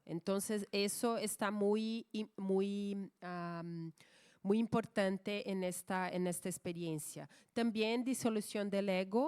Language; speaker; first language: Spanish; non-native, fluent; Portuguese